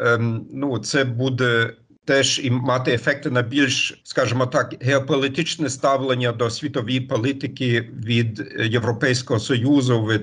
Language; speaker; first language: Ukrainian; non-native, fluent; German